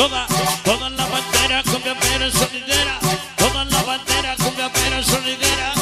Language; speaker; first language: Spanish; native; Spanish